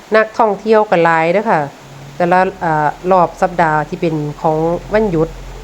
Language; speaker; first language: Thai; native; Thai